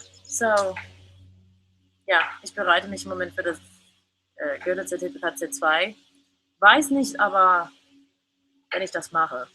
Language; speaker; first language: German; non-native, fluent; English